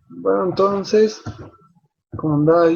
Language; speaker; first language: Spanish; native; Spanish